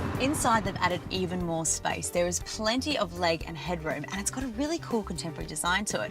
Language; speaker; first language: English; native; English